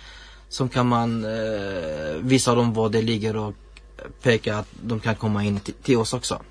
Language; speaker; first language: Swedish; non-native, learner; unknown